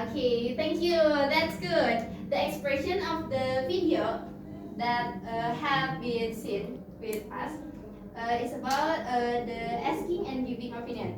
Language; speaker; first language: English; non-native, fluent; Indonesian